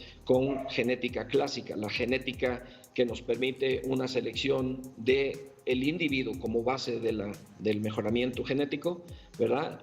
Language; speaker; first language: Spanish; native; Spanish